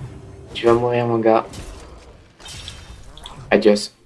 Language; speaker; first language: French; native; French